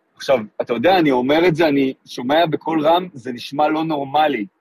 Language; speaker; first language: Hebrew; native; Hebrew